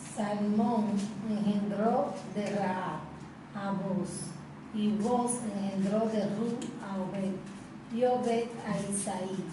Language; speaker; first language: Spanish; native; Spanish